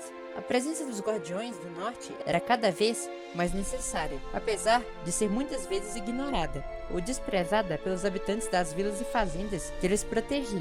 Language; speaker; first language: Portuguese; native; Portuguese